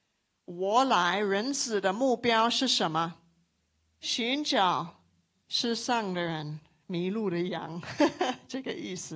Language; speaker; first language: Chinese; non-native, local second language; English